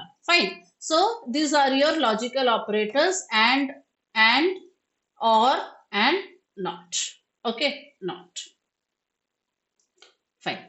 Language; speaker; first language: English; non-native, local second language; Hindi